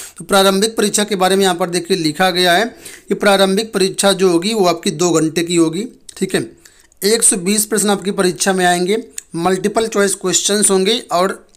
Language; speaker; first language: Hindi; native; Hindi